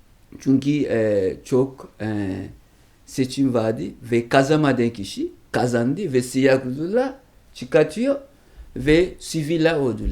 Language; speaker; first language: Turkish; non-native, learner; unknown